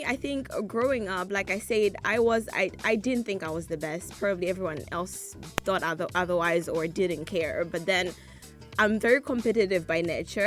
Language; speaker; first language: English; non-native, local second language; Nyanja